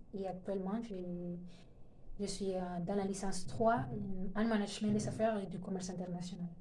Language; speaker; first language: French; non-native, fluent; Spanish